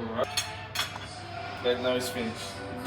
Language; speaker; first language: English; non-native, learner; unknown